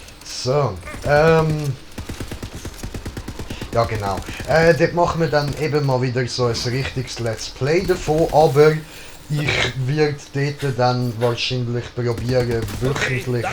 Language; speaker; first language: German; native; German